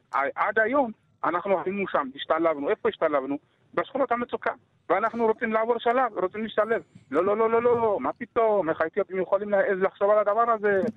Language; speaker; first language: Hebrew; early bilingual, other home language; Amharic